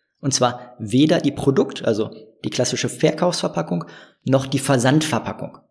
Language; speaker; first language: German; native; German